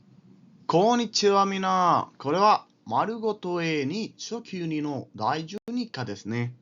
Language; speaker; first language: Japanese; non-native, fluent; Spanish